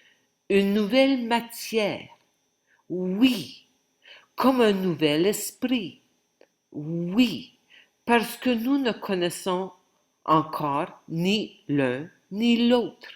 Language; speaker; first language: French; native; French